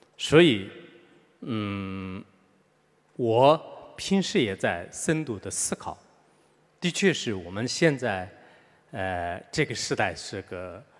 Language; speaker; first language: Chinese; non-native, local second language; Tibetan